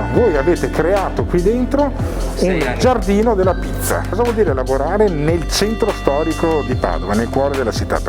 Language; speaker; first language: Italian; native; Italian